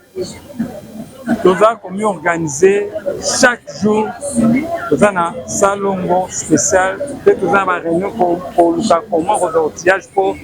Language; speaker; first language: Lingala; native; Lingala